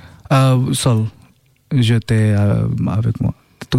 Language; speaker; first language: French; non-native, learner; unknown